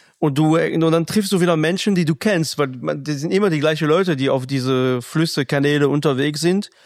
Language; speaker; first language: German; non-native, fluent; French